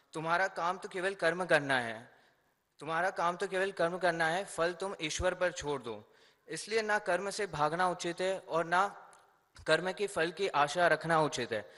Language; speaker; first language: Hindi; native; Hindi